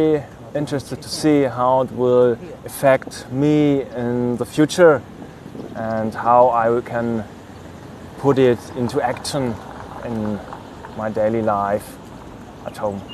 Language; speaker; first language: English; non-native, fluent; German